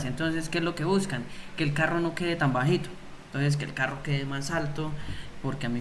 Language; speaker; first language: Spanish; native; Spanish